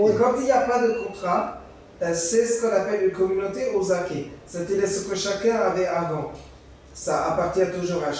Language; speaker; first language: French; native; French